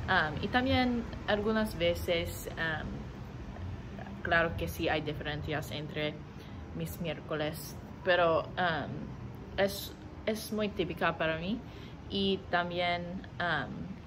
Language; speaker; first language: Spanish; non-native, learner; English